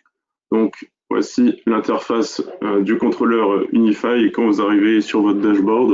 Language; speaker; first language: French; native; French